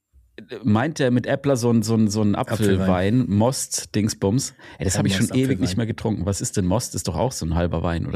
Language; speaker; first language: German; native; German